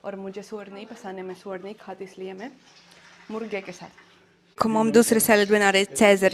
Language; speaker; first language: Hindi; non-native, fluent; Russian